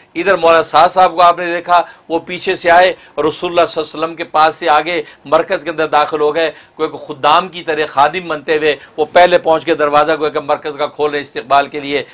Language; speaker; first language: Urdu; native; Urdu